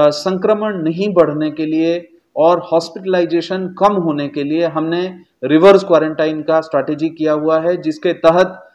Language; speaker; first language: Hindi; non-native, local second language; Gujarati